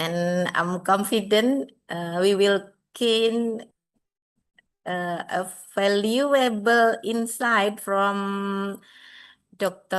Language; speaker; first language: English; non-native, fluent; Indonesian